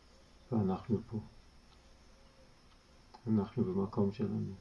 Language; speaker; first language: Hebrew; non-native, fluent; English